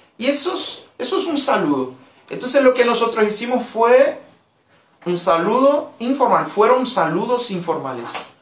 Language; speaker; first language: Spanish; non-native, fluent; Portuguese